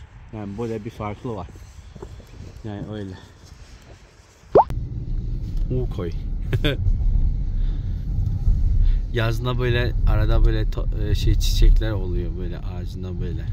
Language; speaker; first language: Turkish; non-native, learner; Chinese